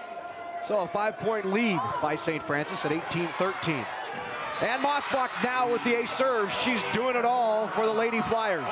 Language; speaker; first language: English; native; English